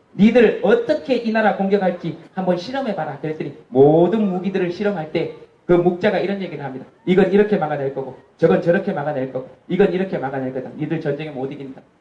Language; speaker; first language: Korean; native; Korean